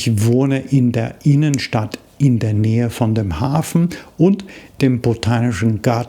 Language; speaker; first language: German; non-native, fluent; English